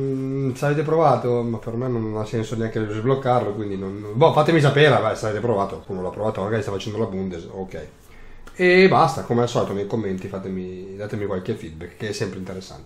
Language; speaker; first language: Italian; native; Italian